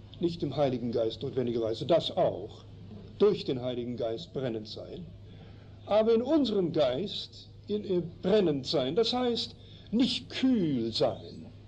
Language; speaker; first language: German; early bilingual, heritage; German